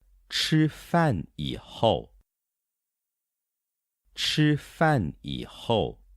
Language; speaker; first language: Chinese; non-native, fluent; Portuguese